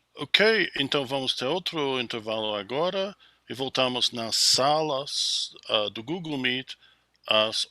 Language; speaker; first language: Portuguese; non-native, fluent; English